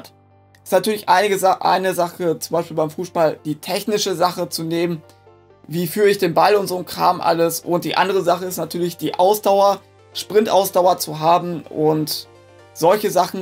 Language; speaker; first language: German; native; German